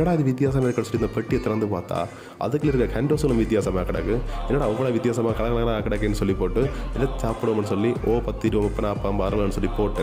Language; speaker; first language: Tamil; native; Tamil